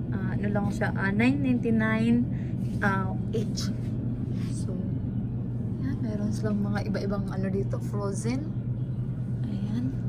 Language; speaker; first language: Filipino; non-native, local second language; Cebuano